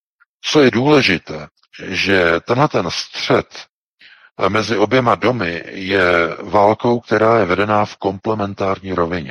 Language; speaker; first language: Czech; native; Czech